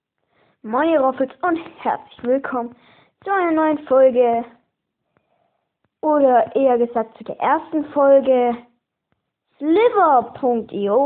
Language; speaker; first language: German; native; German